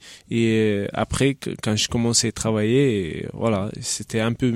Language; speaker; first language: French; non-native, learner; Chechen